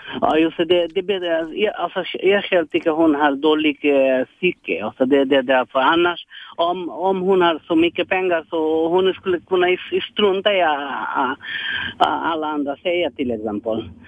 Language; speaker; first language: Swedish; non-native, learner; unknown